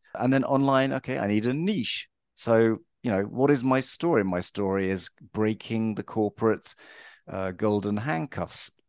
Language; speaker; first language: English; native; English